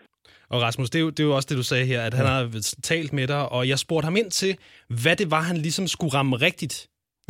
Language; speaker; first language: Danish; native; Danish